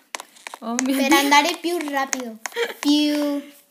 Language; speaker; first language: Italian; non-native, learner; Spanish